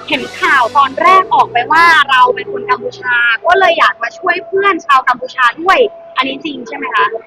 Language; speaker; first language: Thai; native; Thai